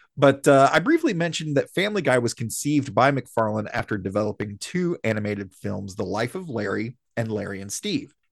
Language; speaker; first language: English; native; English